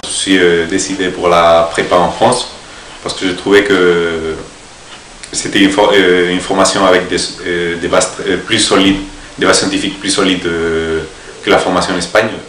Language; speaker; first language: French; non-native, fluent; Spanish